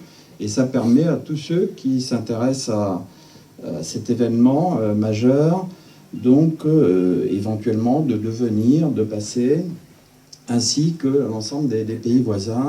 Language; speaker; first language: French; native; French